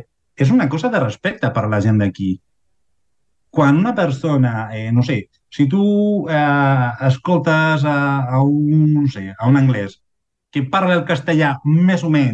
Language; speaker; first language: Catalan; non-native, fluent; Spanish